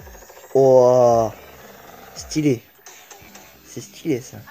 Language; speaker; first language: French; native; French